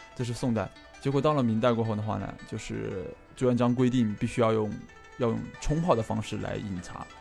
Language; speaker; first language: Chinese; native; Chinese